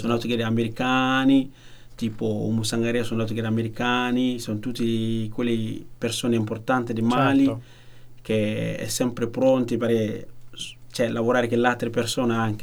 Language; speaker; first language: Italian; non-native, learner; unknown